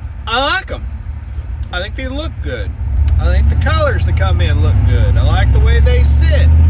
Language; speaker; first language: English; native; English